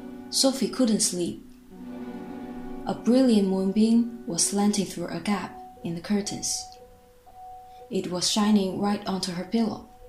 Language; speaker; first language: English; non-native, fluent; Chinese